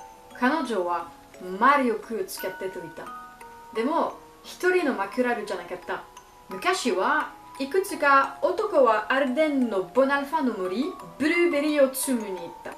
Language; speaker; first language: Japanese; non-native, learner; French